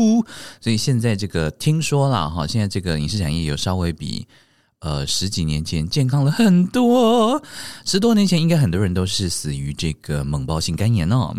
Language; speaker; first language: Chinese; native; Chinese